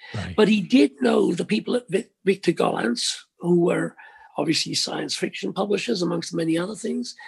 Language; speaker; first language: English; native; English